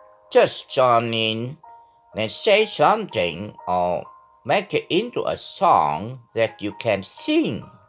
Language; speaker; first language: English; non-native, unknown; Vietnamese